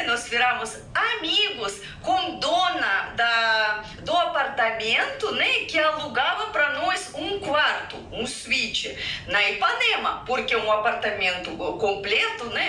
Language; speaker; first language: Portuguese; non-native, fluent; Russian